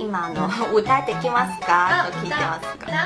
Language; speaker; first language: Japanese; non-native, learner; Chinese